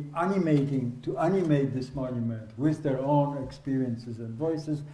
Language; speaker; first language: English; non-native, fluent; Polish